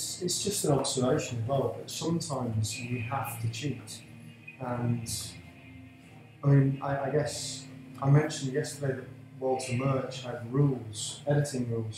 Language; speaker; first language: English; native; English